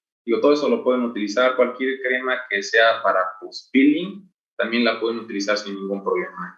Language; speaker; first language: Spanish; native; Spanish